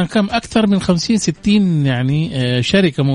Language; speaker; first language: Arabic; native; Arabic